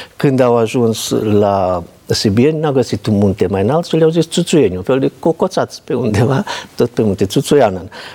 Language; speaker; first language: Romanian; native; Romanian